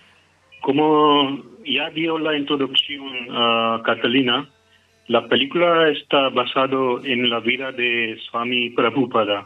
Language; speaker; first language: Spanish; non-native, fluent; Hindi